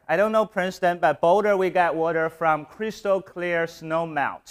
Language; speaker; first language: English; non-native, fluent; Chinese